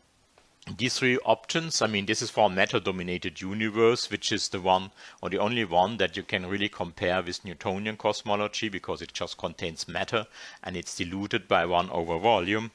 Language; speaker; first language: English; non-native, fluent; German